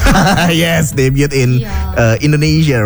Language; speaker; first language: English; non-native, learner; Indonesian